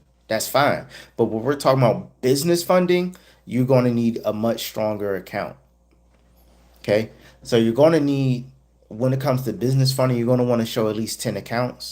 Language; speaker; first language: English; native; English